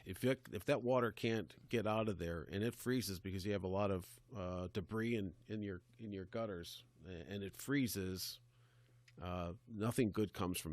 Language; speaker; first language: English; native; English